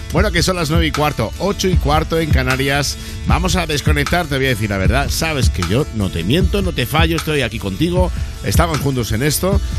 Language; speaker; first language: Spanish; native; Spanish